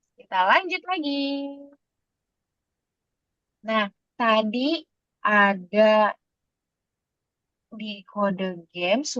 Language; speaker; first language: Indonesian; native; Indonesian